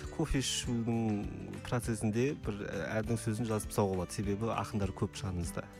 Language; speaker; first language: Kazakh; native; Kazakh